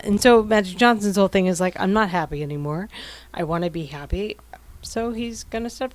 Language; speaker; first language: English; native; English